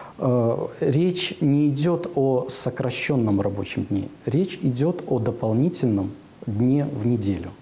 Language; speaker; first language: Russian; native; Russian